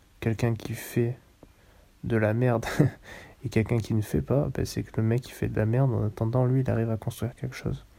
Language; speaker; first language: French; native; French